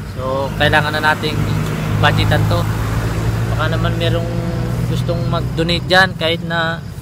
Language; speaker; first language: Filipino; non-native, local second language; Bikol